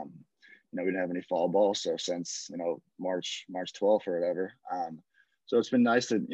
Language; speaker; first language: English; native; English